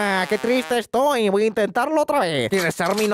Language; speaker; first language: Spanish; native; Spanish